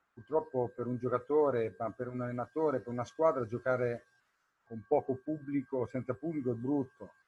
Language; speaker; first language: Italian; native; Italian